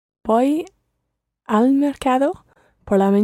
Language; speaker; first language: Spanish; non-native, learner; English